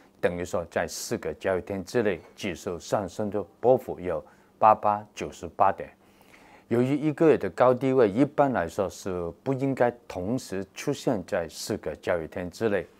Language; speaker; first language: Chinese; non-native, local second language; Cantonese